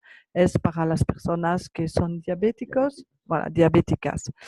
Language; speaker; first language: Spanish; non-native, learner; French